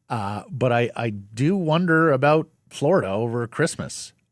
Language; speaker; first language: English; native; English